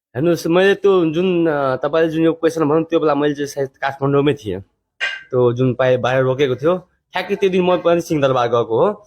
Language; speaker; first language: Nepali; non-native, local second language; Maithili